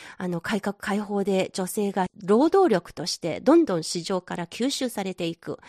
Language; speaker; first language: Japanese; non-native, fluent; Chinese